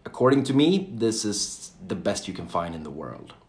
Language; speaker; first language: English; non-native, fluent; Swedish